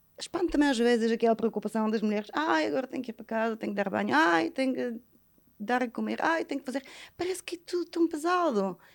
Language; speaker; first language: Portuguese; non-native, fluent; Bulgarian